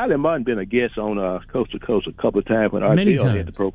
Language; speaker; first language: English; native; English